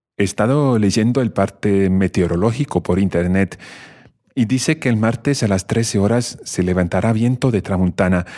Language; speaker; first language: Spanish; non-native, fluent; English